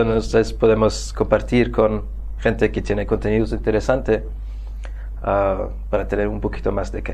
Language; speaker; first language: Spanish; non-native, fluent; French